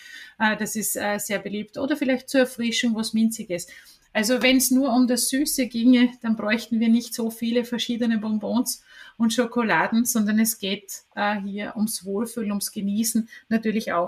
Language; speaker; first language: German; native; German